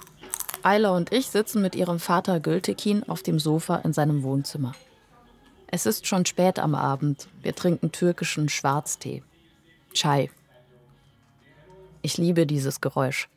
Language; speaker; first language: German; native; German